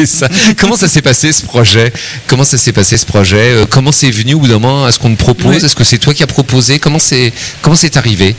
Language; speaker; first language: French; native; French